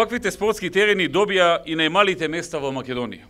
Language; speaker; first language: Macedonian; native; Macedonian